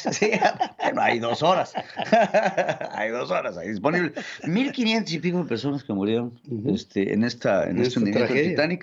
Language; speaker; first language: Spanish; native; Spanish